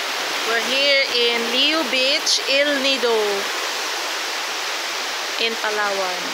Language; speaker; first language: English; non-native, local second language; Filipino